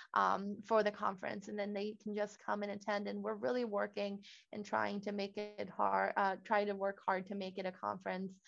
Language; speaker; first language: English; non-native, fluent; Spanish